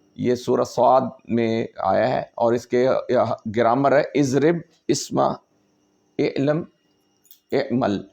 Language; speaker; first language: Urdu; non-native, local second language; Punjabi